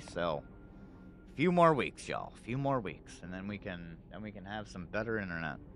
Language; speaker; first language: English; native; English